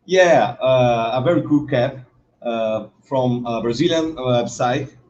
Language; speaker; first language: English; non-native, learner; Portuguese